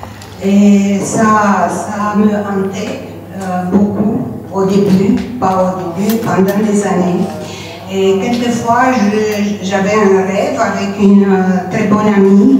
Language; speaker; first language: French; non-native, fluent; Romanian